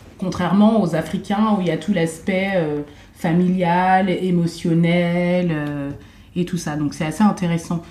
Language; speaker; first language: French; native; French